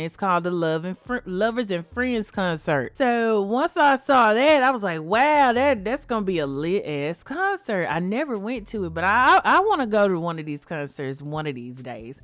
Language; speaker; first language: English; native; English